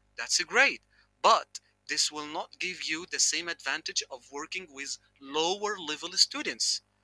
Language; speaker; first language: English; non-native, fluent; Arabic